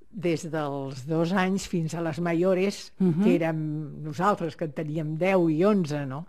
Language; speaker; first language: Catalan; native; Catalan